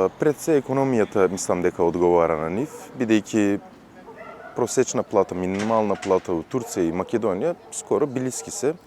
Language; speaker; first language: Macedonian; non-native, fluent; Turkish